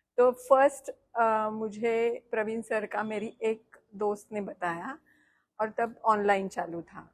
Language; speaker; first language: Hindi; non-native, local second language; Marathi